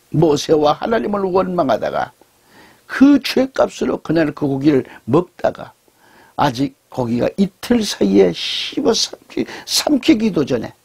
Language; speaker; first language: Korean; native; Korean